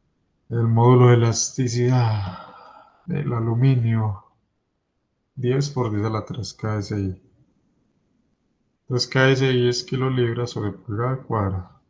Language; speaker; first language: Spanish; native; Spanish